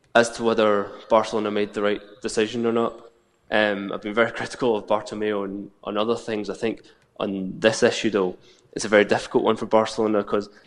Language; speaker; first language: English; native; English